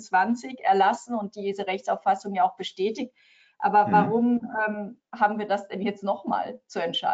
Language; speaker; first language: German; native; German